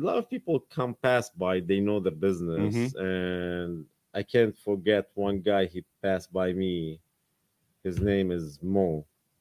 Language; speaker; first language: English; non-native, learner; Arabic